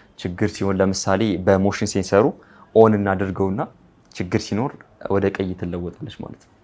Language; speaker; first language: Amharic; non-native, local second language; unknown